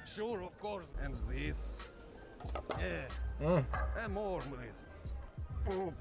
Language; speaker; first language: English; non-native, learner; Russian